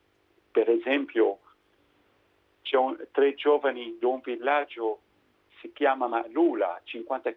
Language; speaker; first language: Italian; non-native, fluent; Arabic